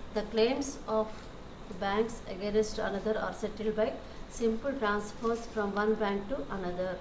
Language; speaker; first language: English; non-native, local second language; Telugu